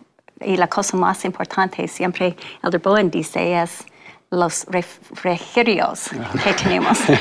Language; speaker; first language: Spanish; non-native, fluent; English